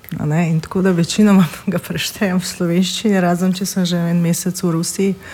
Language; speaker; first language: Slovenian; non-native, fluent; Russian